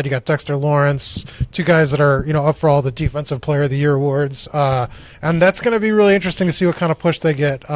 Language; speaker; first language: English; native; English